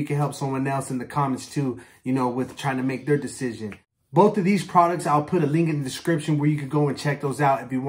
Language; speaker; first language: English; native; English